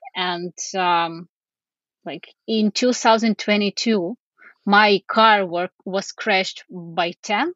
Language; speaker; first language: English; non-native, fluent; Ukrainian